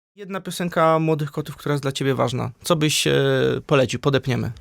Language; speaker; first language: Polish; native; Polish